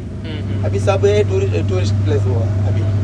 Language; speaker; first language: Hindi; non-native, local second language; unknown